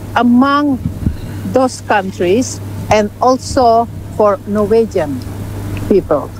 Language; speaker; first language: English; non-native, learner; Indonesian